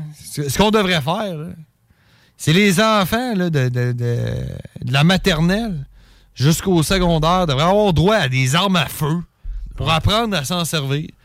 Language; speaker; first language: French; native; French